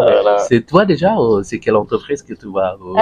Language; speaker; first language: French; non-native, learner; Indonesian